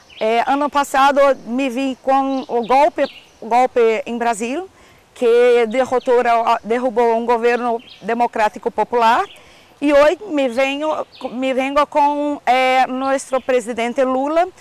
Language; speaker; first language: Portuguese; non-native, learner; Spanish